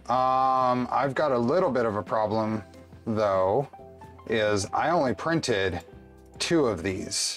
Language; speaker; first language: English; native; English